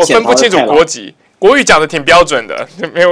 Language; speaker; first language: Chinese; native; Chinese